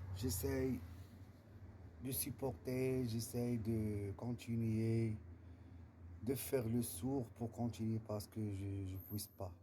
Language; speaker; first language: French; non-native, learner; Arabic